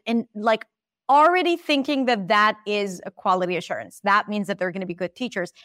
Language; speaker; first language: English; non-native, fluent; Hebrew